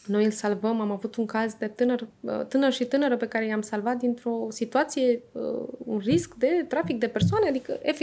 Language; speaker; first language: Romanian; native; Romanian